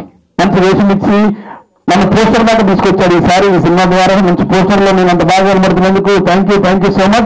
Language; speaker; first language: Telugu; native; Telugu